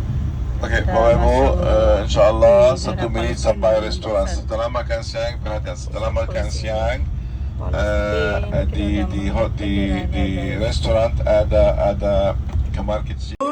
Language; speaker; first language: Indonesian; non-native, fluent; Arabic